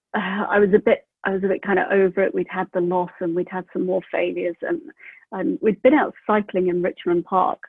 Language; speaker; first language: English; native; English